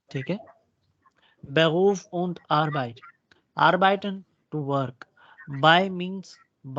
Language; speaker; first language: German; non-native, fluent; Urdu